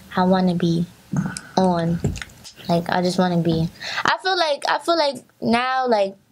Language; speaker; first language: English; native; English